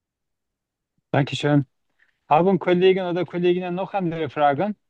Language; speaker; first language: German; non-native, learner; Turkish